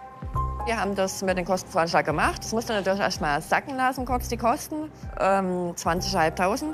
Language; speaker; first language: German; native; German